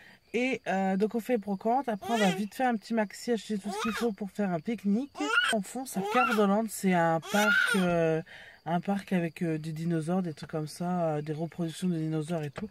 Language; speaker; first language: French; native; French